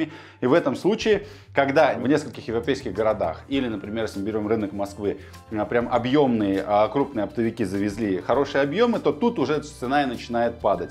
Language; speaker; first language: Russian; native; Russian